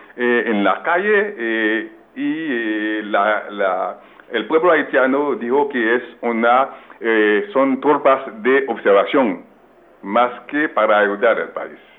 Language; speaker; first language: Spanish; non-native, local second language; Haitian Creole